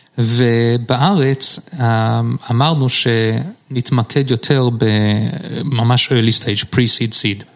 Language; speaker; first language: Hebrew; early bilingual, heritage; Hebrew